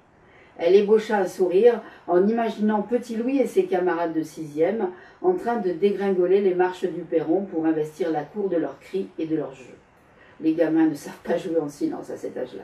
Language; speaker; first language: French; native; French